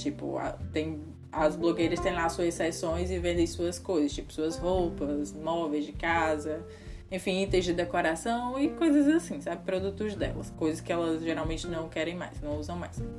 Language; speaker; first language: Portuguese; native; Portuguese